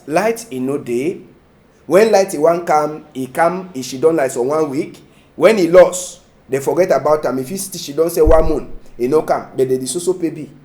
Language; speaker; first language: Nigerian Pidgin; native; Nigerian Pidgin